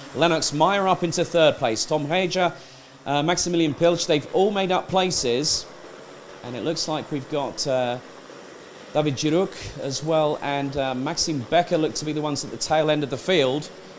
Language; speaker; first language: English; native; English